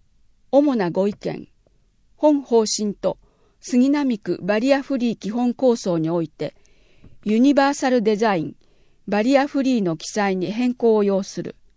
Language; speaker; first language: Japanese; native; Japanese